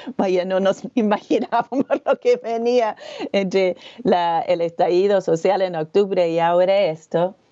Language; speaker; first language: Spanish; non-native, fluent; English